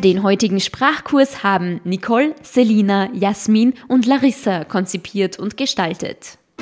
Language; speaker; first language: German; native; German